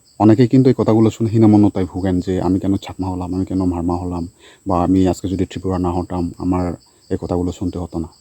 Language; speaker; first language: Bangla; non-native, local second language; Chakma